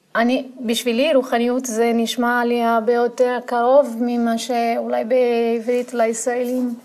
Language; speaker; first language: Hebrew; non-native, fluent; Portuguese